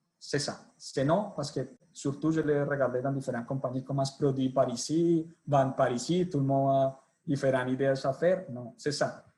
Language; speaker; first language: French; non-native, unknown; Spanish